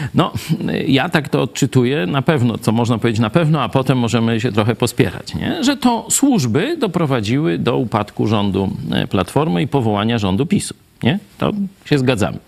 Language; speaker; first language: Polish; native; Polish